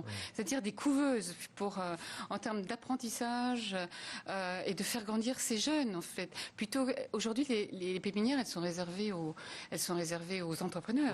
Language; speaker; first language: French; native; French